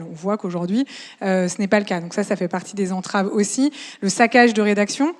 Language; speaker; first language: French; native; French